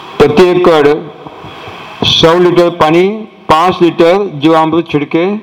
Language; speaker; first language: Hindi; non-native, local second language; Marathi